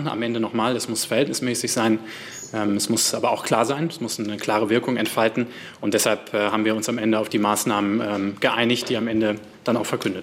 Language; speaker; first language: German; native; German